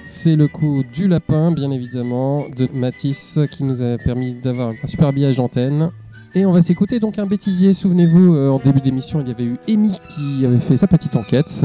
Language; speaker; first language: French; native; French